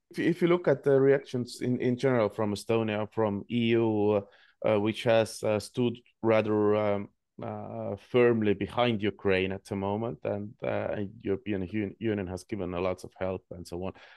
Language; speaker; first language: English; non-native, fluent; Estonian